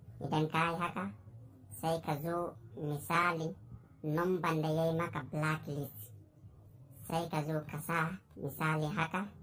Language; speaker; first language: Hausa; non-native, local second language; Fula